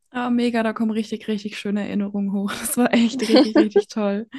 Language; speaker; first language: German; native; German